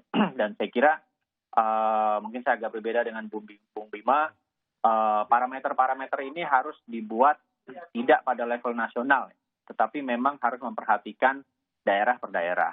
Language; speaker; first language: Indonesian; native; Indonesian